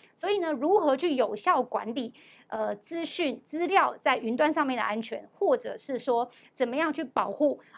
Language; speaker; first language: Chinese; native; Chinese